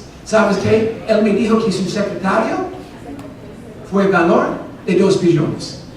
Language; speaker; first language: Spanish; non-native, fluent; English